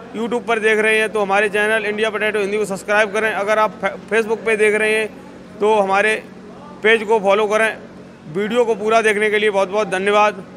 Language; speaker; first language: Hindi; native; Hindi